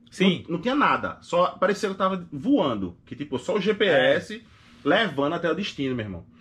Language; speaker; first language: Portuguese; native; Portuguese